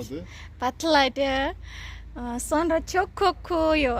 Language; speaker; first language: Turkish; non-native, learner; Indonesian